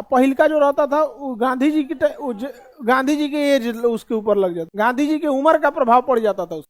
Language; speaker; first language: Hindi; native; Hindi